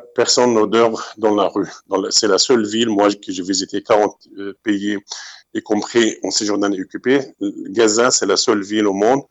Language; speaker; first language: French; non-native, fluent; Arabic